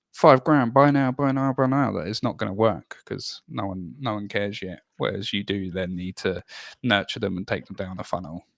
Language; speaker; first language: English; native; English